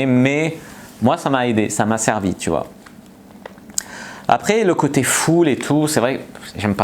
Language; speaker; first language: French; native; French